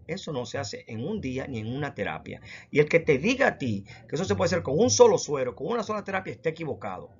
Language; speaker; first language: Spanish; native; Spanish